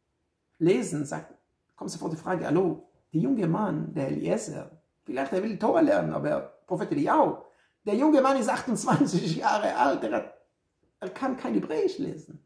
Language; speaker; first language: German; non-native, fluent; Hebrew